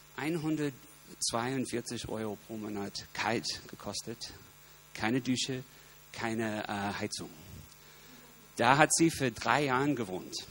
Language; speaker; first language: German; non-native, fluent; English